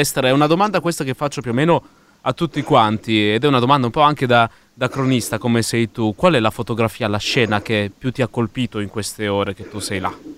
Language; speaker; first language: Italian; native; Italian